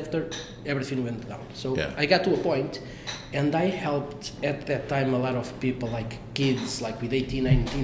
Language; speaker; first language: English; non-native, fluent; Portuguese